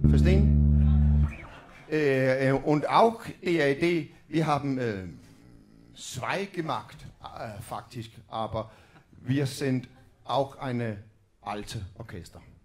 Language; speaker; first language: German; non-native, learner; Danish